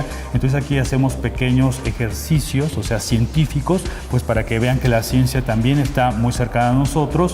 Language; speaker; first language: Spanish; native; Spanish